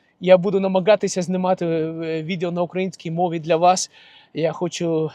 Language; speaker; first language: Ukrainian; non-native, local second language; Russian